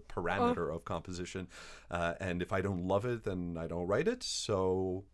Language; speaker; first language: English; native; English